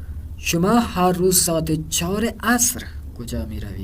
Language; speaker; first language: Persian; non-native, fluent; Urdu